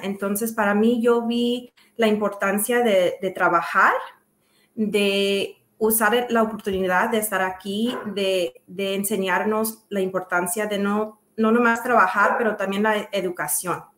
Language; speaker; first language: Spanish; early bilingual, other home language; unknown